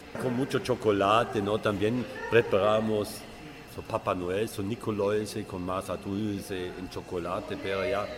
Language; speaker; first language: Spanish; non-native, learner; German